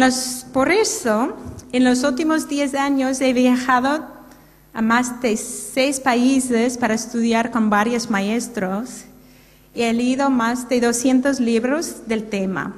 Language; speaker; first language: Spanish; non-native, fluent; English